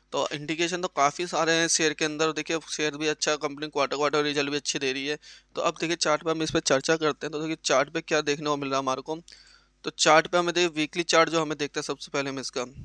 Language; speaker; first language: Hindi; native; Hindi